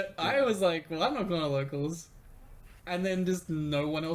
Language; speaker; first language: English; native; English